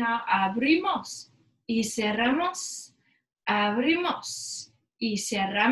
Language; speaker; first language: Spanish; non-native, learner; English